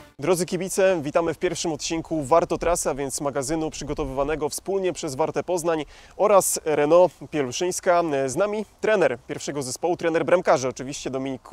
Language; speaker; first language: Polish; native; Polish